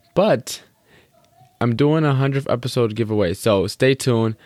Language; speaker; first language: English; native; English